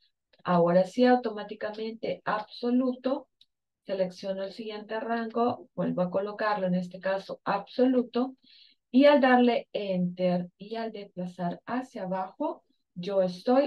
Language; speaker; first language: Spanish; native; Spanish